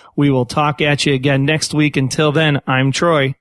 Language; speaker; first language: English; native; English